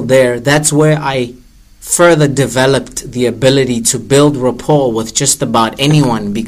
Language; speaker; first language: English; non-native, local second language; Zulu